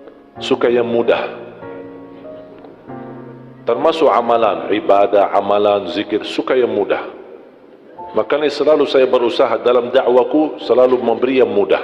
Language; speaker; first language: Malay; non-native, fluent; Arabic